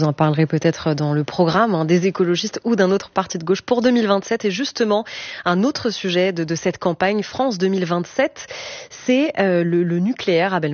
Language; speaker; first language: French; native; French